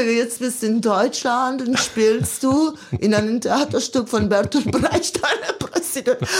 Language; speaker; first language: German; non-native, fluent; Italian